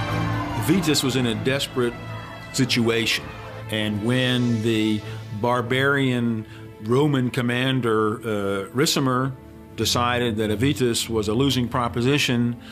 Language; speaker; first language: English; native; English